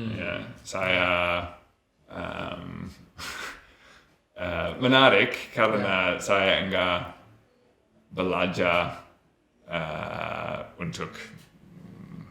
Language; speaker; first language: Indonesian; non-native, learner; English